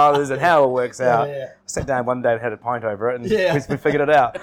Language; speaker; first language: English; native; English